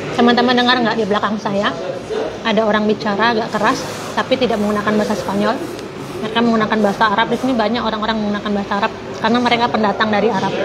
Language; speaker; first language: Indonesian; non-native, local second language; Javanese